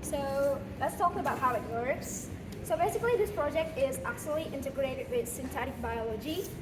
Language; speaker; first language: English; non-native, learner; Indonesian